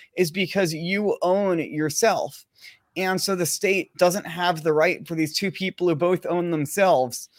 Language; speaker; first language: English; native; English